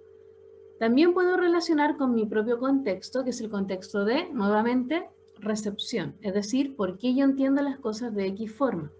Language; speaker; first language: Spanish; native; Spanish